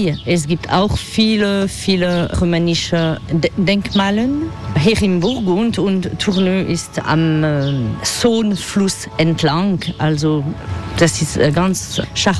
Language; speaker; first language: German; non-native, fluent; French